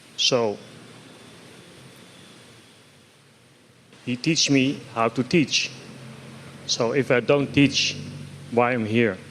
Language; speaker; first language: English; non-native, fluent; Dutch